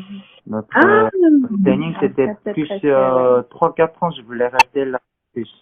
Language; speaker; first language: French; non-native, learner; Korean